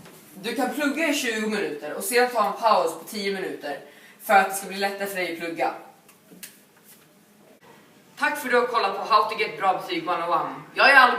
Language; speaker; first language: Swedish; native; Swedish